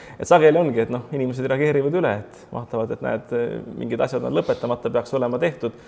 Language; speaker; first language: Estonian; native; Estonian